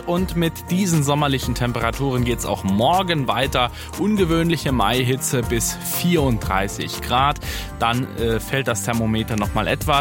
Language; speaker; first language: German; native; German